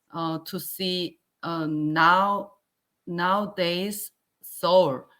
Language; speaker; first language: English; non-native, learner; Korean